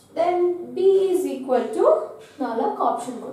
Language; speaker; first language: English; non-native, local second language; Kannada